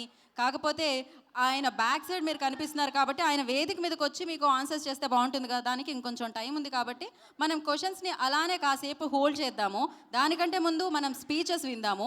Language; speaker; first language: Telugu; native; Telugu